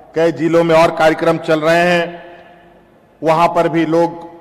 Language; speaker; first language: Hindi; native; Hindi